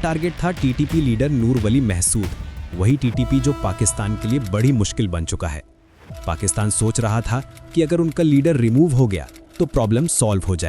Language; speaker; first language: Hindi; native; Hindi